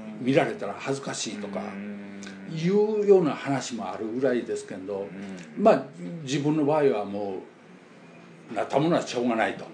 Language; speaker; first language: Japanese; native; Japanese